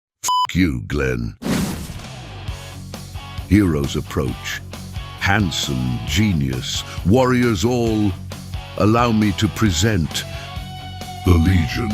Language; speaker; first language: English; native; English